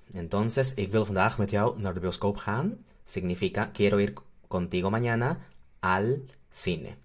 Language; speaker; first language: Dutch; non-native, fluent; Spanish